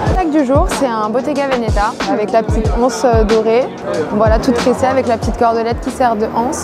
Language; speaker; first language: French; native; French